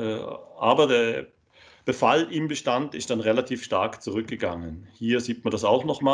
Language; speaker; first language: German; native; German